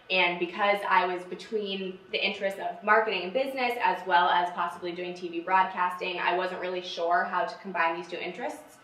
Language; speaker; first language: English; native; English